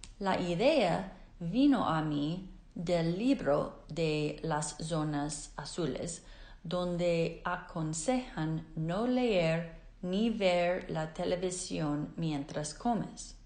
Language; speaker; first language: Spanish; non-native, fluent; English